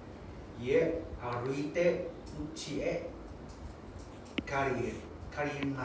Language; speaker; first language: Japanese; non-native, learner; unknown